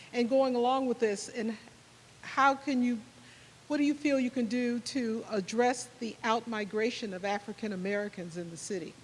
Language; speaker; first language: English; native; English